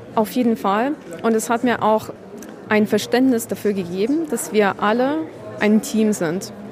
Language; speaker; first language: German; non-native, fluent; Ukrainian